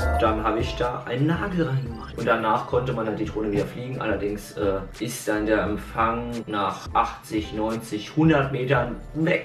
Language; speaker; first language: German; native; German